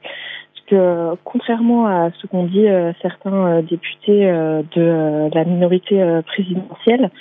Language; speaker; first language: French; native; French